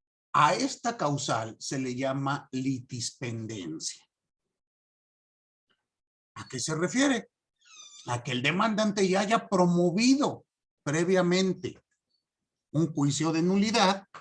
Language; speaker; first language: Spanish; native; Spanish